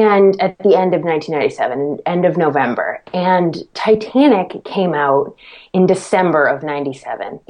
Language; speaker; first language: English; native; English